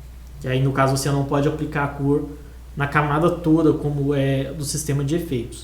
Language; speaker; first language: Portuguese; native; Portuguese